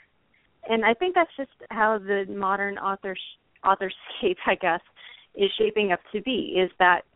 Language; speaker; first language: English; native; English